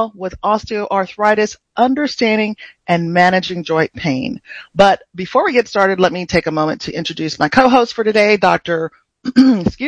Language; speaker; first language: English; native; English